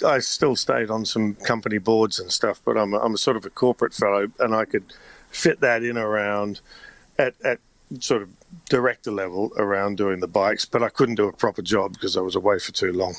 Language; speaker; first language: English; native; English